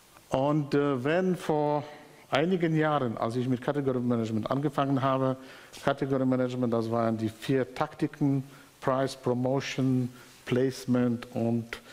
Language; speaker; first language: German; non-native, fluent; Polish